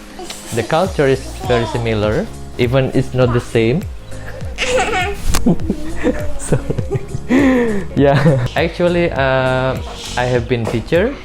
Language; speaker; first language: English; non-native, learner; Indonesian